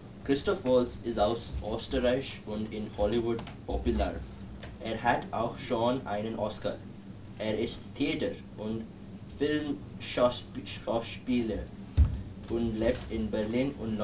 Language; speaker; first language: German; non-native, learner; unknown